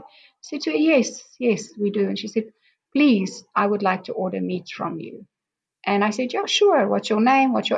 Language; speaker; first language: English; non-native, local second language; Afrikaans